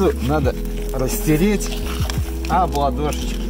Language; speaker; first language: Russian; native; Russian